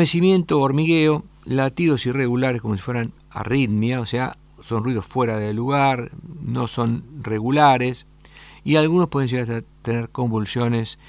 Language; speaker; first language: Spanish; native; Spanish